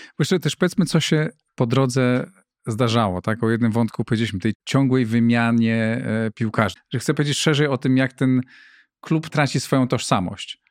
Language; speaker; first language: Polish; native; Polish